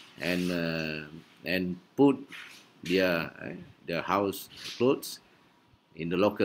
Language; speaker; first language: English; non-native, local second language; Malay